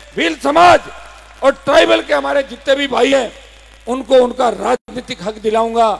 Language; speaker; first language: Hindi; native; Hindi